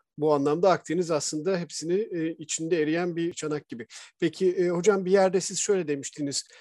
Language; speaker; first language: Turkish; native; Turkish